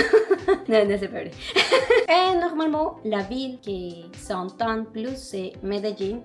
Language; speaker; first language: French; non-native, learner; Spanish